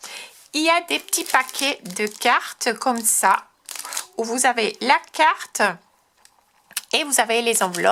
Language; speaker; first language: French; non-native, fluent; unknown